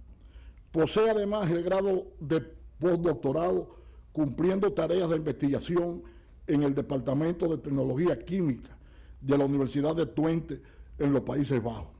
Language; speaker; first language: Spanish; native; Spanish